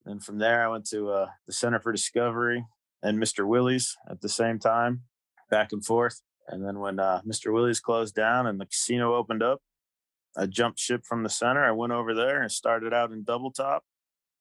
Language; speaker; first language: English; native; English